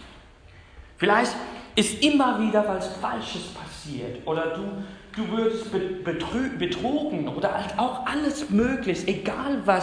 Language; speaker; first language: German; non-native, fluent; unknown